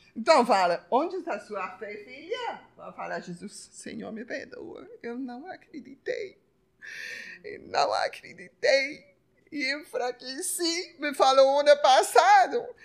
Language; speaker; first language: Portuguese; non-native, fluent; Spanish